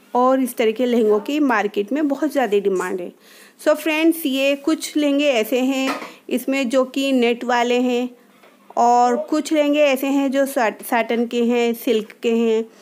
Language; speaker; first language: Hindi; native; Hindi